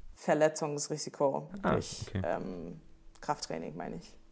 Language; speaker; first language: German; non-native, fluent; English